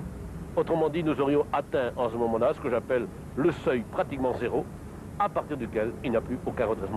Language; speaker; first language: French; native; French